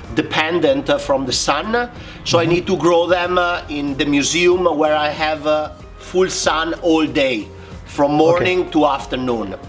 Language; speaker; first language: English; non-native, fluent; Italian